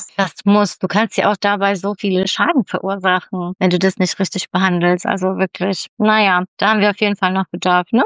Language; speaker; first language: German; early bilingual, other home language; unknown